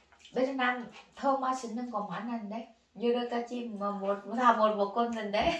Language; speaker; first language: Korean; non-native, learner; Vietnamese